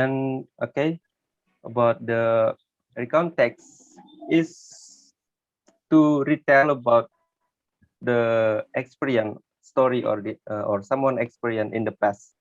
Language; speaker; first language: English; non-native, learner; Indonesian